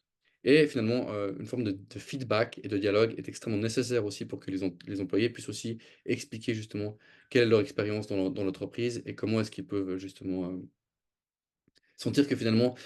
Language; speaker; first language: French; native; French